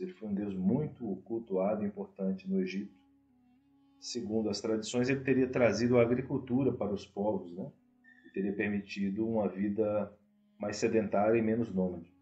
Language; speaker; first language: Portuguese; native; Portuguese